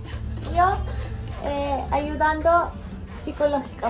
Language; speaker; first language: Spanish; non-native, fluent; Turkish